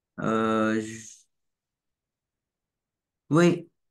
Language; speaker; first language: French; non-native, learner; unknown